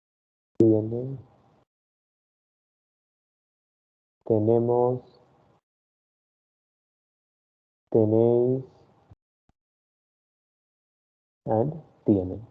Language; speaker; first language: Spanish; non-native, fluent; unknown